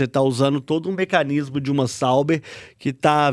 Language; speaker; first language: Portuguese; native; Portuguese